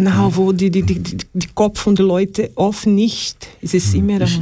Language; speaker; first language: German; non-native, learner; Portuguese